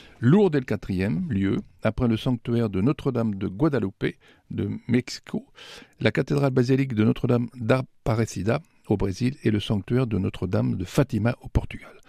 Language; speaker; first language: French; native; French